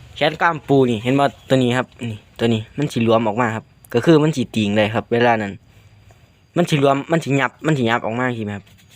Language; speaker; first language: Thai; native; Thai